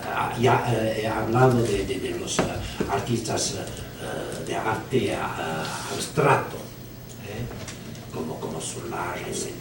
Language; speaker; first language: Spanish; non-native, learner; Chinese